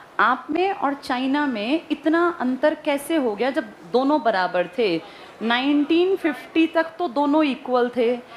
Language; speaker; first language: Hindi; native; Hindi